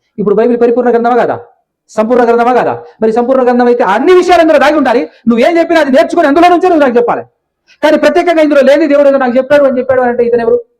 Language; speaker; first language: Telugu; non-native, local second language; Lambadi